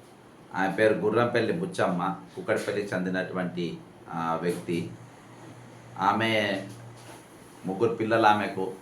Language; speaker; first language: Telugu; native; Telugu